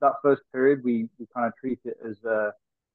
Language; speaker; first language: English; native; English